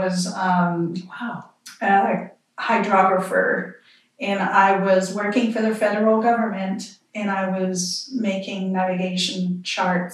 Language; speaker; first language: English; non-native, fluent; French